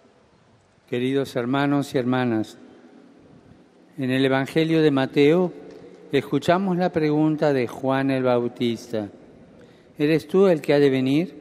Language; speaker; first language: Spanish; native; Spanish